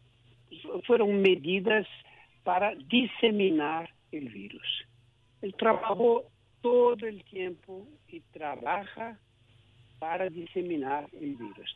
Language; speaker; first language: Spanish; non-native, local second language; Portuguese